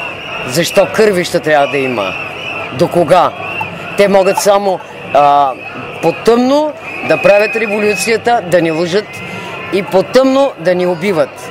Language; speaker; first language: Bulgarian; native; Bulgarian